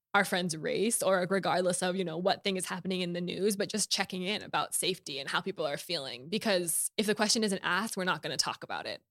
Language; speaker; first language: English; native; English